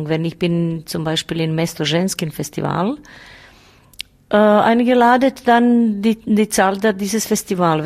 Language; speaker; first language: German; non-native, learner; Bosnian